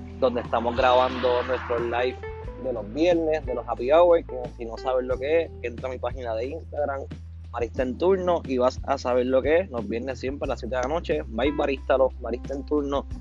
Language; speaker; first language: Spanish; native; Spanish